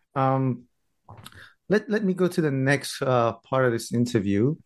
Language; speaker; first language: English; non-native, fluent; Persian